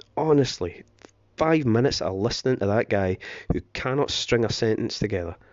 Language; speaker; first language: English; native; English